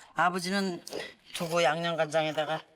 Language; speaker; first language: Korean; native; Korean